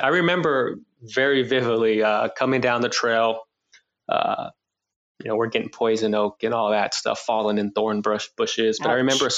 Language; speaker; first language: English; native; English